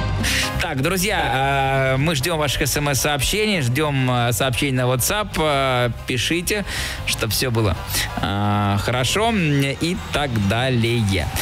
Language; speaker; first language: Russian; native; Russian